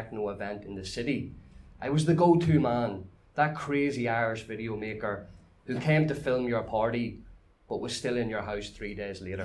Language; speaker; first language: English; native; English